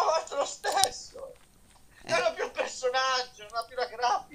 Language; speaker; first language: Italian; native; Italian